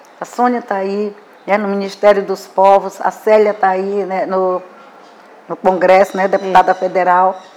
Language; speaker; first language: Portuguese; non-native, local second language; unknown